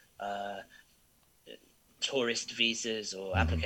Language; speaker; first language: English; native; English